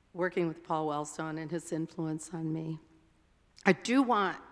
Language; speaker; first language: English; native; English